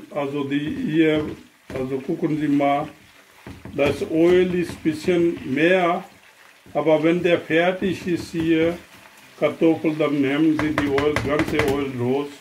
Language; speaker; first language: German; non-native, learner; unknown